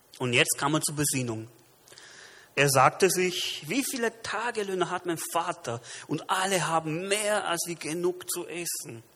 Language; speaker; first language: German; early bilingual, other home language; Romanian